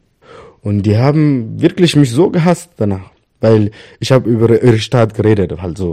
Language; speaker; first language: German; non-native, learner; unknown